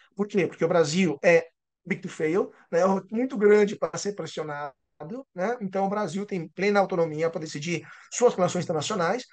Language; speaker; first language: Portuguese; non-native, fluent; Italian